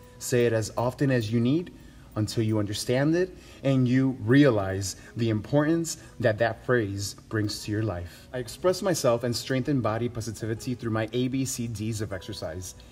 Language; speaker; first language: English; native; English